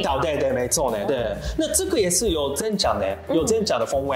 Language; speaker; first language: Chinese; non-native, learner; Japanese